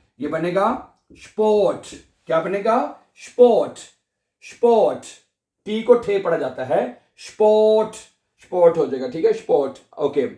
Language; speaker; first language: Urdu; native; Urdu